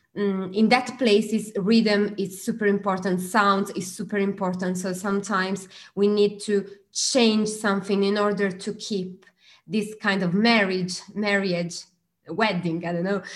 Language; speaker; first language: English; non-native, fluent; Italian